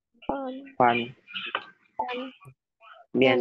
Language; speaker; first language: Chinese; non-native, learner; Indonesian